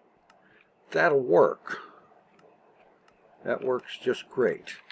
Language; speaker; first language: English; native; English